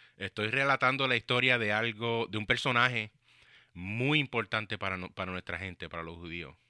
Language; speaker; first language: Spanish; early bilingual, heritage; Spanish